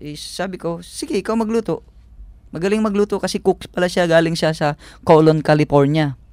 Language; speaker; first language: Filipino; native; Filipino